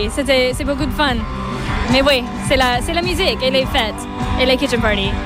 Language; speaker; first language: French; non-native, local second language; English